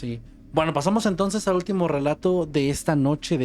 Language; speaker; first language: Spanish; native; Spanish